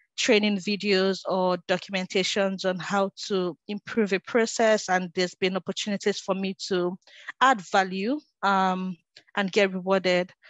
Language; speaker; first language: English; non-native, local second language; Yoruba